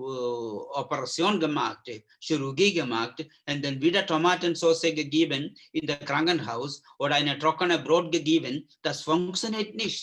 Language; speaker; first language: German; non-native, learner; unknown